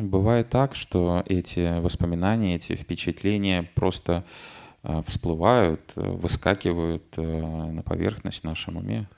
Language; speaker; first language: Russian; native; Russian